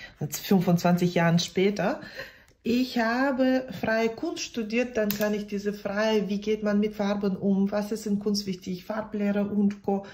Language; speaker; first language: German; non-native, fluent; Russian